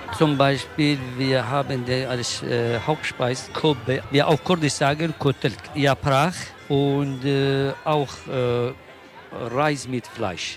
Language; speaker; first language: German; non-native, learner; Kurdish